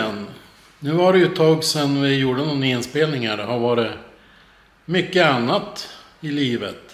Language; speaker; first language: Swedish; native; Swedish